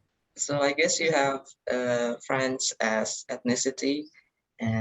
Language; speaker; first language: English; non-native, learner; Indonesian